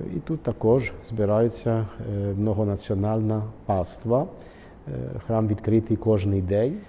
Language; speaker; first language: Ukrainian; early bilingual, heritage; Ukrainian